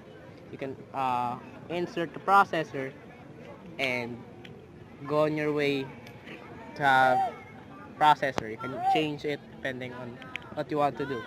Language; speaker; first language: English; non-native, fluent; Filipino